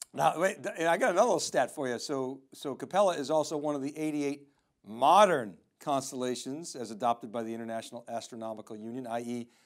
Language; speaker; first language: English; native; English